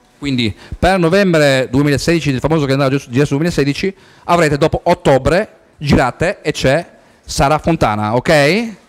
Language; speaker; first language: Italian; native; Italian